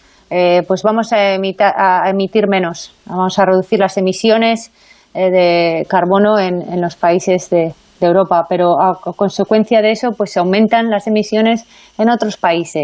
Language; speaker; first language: Spanish; native; Spanish